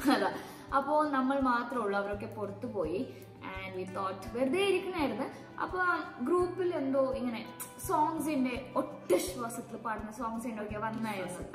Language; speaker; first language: Malayalam; non-native, fluent; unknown